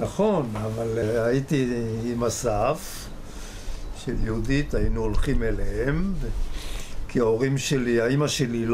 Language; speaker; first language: Hebrew; early bilingual, other home language; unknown